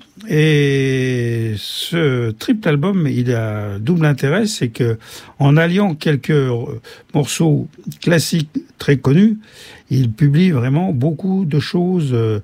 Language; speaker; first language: French; native; French